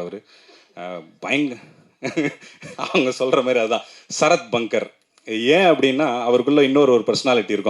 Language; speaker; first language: Tamil; native; Tamil